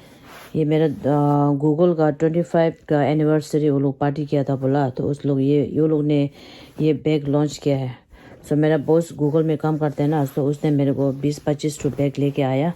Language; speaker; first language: Hindi; non-native, local second language; Tibetan